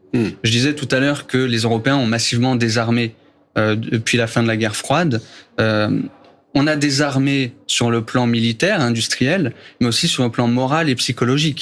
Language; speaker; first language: French; native; French